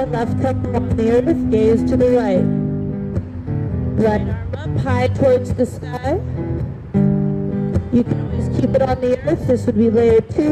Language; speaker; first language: English; native; English